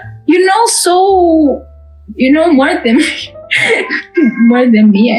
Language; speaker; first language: English; non-native, fluent; Russian